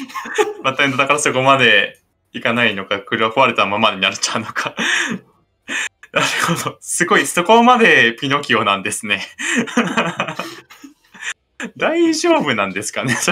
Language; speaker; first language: Japanese; native; Japanese